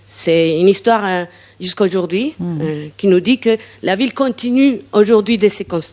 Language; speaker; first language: French; non-native, fluent; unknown